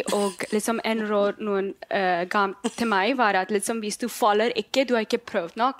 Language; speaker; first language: Norwegian; non-native, learner; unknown